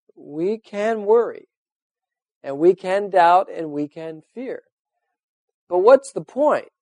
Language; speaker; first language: English; native; English